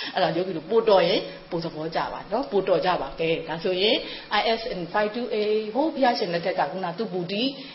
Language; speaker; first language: Burmese; native; Burmese